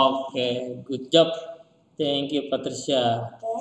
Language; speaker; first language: English; non-native, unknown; Indonesian